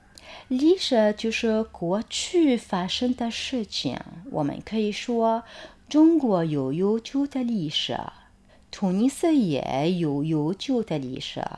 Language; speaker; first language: Chinese; non-native, fluent; Arabic